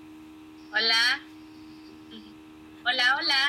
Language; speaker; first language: Spanish; non-native, learner; English